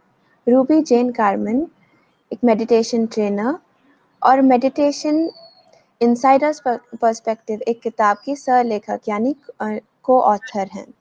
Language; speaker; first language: Hindi; native; Hindi